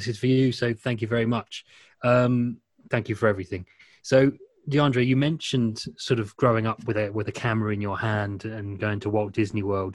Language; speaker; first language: English; native; English